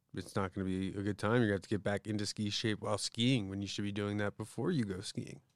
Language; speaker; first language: English; native; English